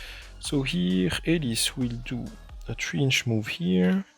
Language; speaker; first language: English; non-native, fluent; French